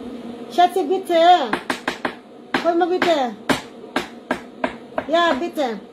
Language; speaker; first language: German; non-native, learner; Cebuano